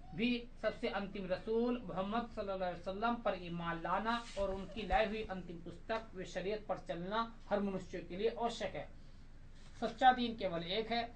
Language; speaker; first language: Hindi; native; Hindi